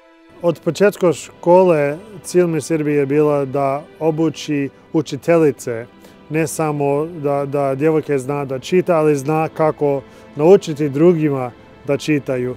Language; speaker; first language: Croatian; non-native, learner; English